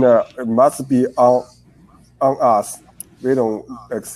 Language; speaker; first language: English; non-native, learner; Chinese